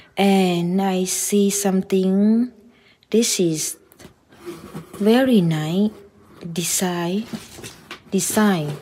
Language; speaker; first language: English; non-native, learner; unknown